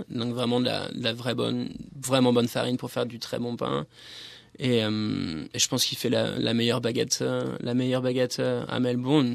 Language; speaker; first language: French; native; French